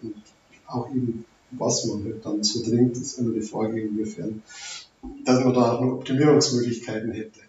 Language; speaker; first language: German; native; German